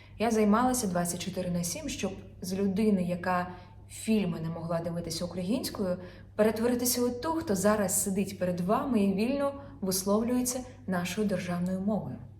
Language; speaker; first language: Ukrainian; non-native, local second language; Russian